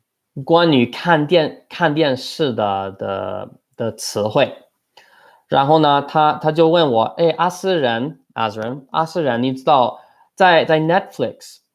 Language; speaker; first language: Chinese; non-native, learner; English